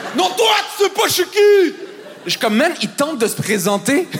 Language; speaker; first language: French; native; French